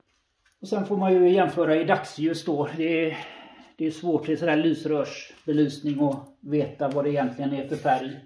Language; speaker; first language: Swedish; native; Swedish